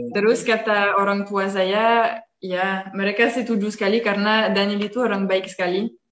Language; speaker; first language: Indonesian; non-native, fluent; French